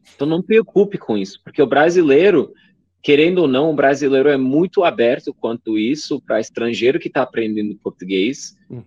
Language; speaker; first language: Portuguese; non-native, fluent; English